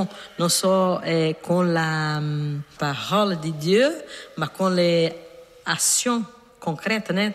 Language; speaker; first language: French; non-native, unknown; Portuguese